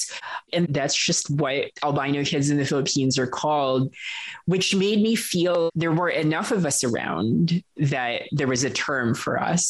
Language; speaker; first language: English; non-native, local second language; Filipino